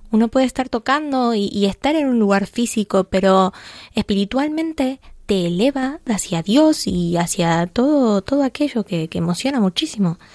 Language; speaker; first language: Spanish; native; Spanish